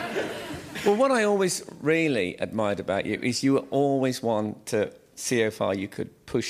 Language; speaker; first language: English; native; English